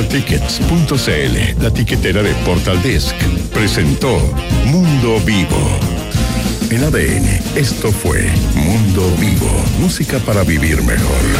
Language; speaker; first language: Spanish; native; Spanish